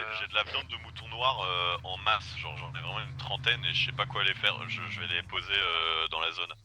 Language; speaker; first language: French; native; French